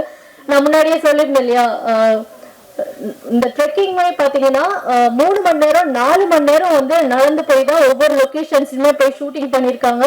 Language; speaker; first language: Tamil; native; Tamil